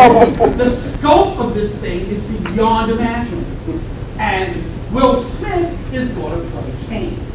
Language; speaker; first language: English; native; English